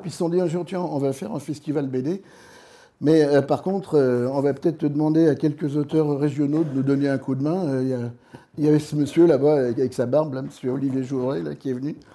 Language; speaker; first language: French; native; French